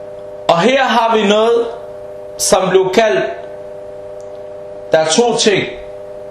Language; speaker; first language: Danish; early bilingual, heritage; Danish